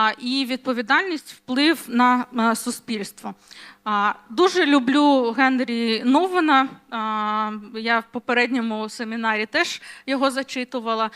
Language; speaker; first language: Ukrainian; non-native, local second language; Russian